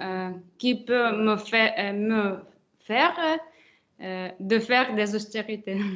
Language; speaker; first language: French; non-native, learner; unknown